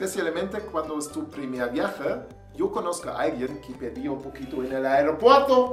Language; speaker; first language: Spanish; non-native, learner; German